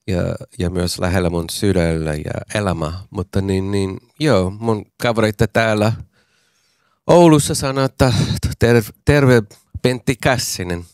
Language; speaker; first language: Finnish; non-native, learner; English